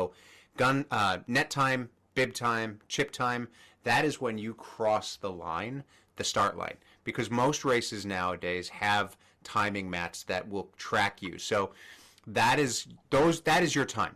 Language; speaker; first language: English; native; English